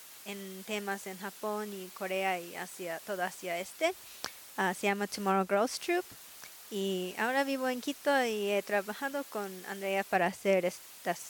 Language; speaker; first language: Spanish; non-native, learner; Japanese